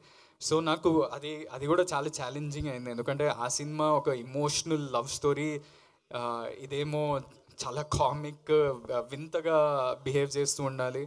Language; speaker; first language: Telugu; native; Telugu